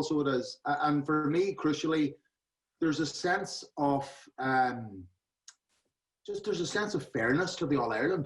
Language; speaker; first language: English; native; English